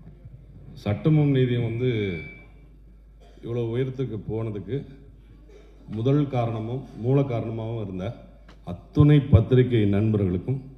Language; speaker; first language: Tamil; native; Tamil